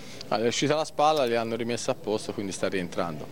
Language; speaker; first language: Italian; native; Italian